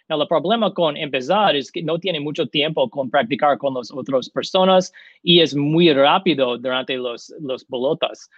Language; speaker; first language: Spanish; non-native, learner; English